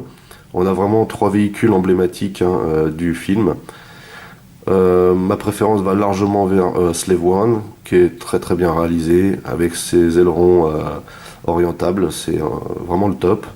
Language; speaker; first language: French; native; French